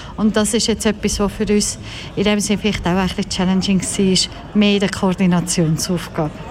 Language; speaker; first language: German; early bilingual, other home language; Croatian